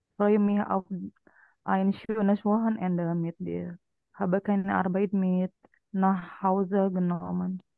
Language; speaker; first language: German; non-native, learner; Indonesian